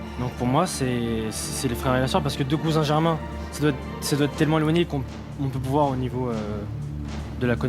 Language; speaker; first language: French; native; French